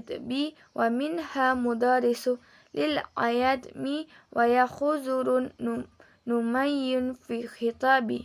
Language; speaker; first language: Arabic; non-native, learner; Indonesian